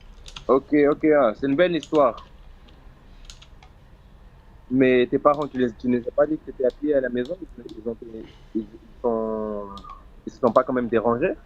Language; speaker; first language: French; non-native, fluent; Portuguese